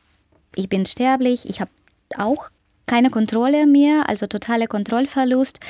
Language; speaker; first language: German; non-native, fluent; Ukrainian